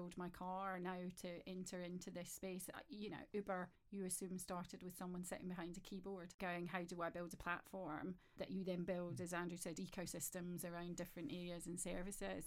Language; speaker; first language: English; native; English